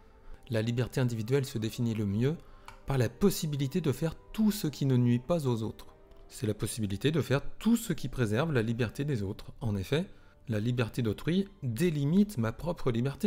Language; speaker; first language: French; native; French